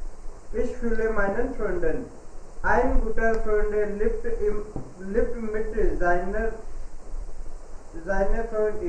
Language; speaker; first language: German; non-native, learner; Hindi